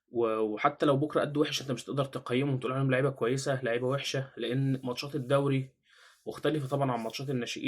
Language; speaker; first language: Arabic; native; Arabic